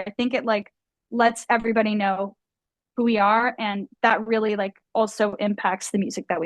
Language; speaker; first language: English; native; English